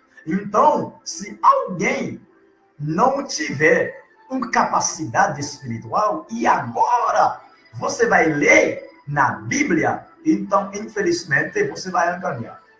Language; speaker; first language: Portuguese; non-native, learner; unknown